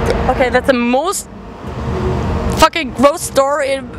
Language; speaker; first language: English; non-native, fluent; German